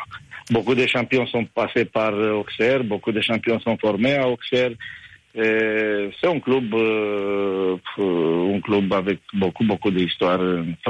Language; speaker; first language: French; non-native, fluent; Romanian